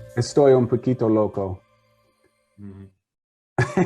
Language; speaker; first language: Spanish; non-native, learner; English